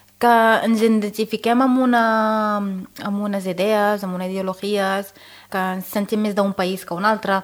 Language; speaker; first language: Catalan; non-native, fluent; Arabic